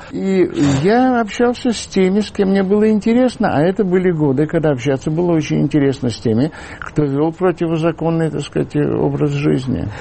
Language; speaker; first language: Russian; native; Russian